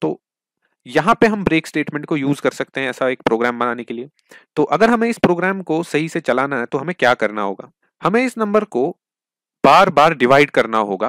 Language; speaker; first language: Hindi; non-native, local second language; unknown